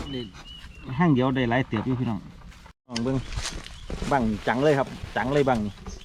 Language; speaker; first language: Thai; non-native, local second language; Northeastern Thai